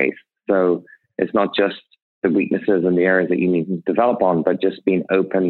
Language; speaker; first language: English; native; English